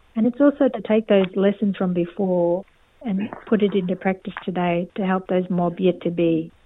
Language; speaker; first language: English; native; English